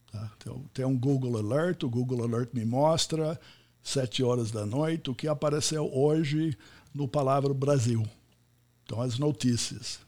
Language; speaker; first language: Portuguese; non-native, fluent; English